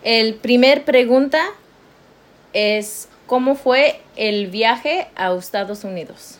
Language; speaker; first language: Spanish; early bilingual, heritage; Spanish